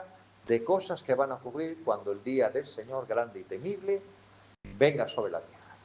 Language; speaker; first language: Spanish; native; Spanish